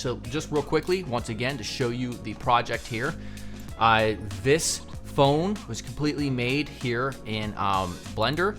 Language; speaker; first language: English; native; English